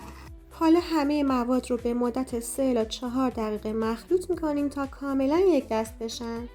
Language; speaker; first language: Persian; native; Persian